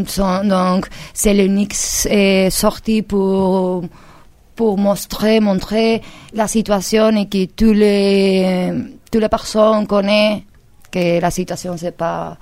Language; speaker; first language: French; non-native, learner; Spanish